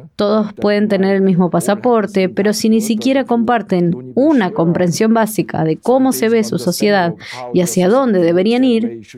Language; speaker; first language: Spanish; non-native, fluent; Korean